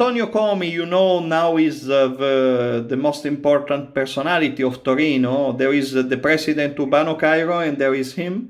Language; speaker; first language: English; non-native, learner; Italian